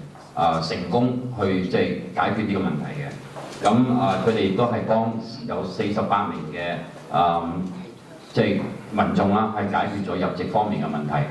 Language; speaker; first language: Cantonese; native; Cantonese